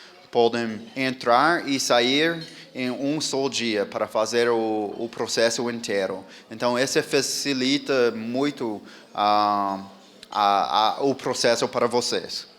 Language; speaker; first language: Portuguese; non-native, fluent; English